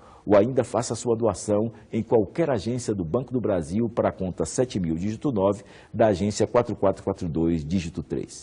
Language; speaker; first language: Portuguese; native; Portuguese